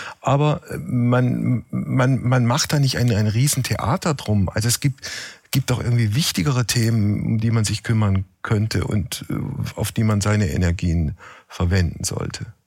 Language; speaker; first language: German; native; German